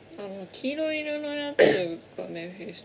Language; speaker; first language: Japanese; native; Japanese